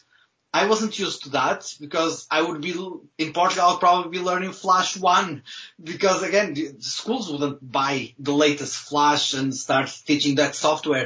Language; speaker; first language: English; non-native, fluent; Portuguese